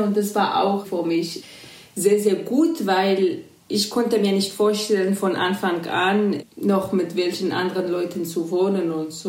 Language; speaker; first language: German; non-native, fluent; Kurdish